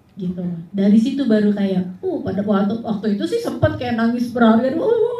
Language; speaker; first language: Indonesian; early bilingual, heritage; Indonesian